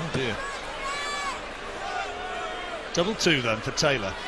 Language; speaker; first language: English; native; English